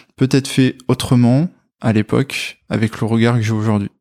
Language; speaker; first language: French; native; French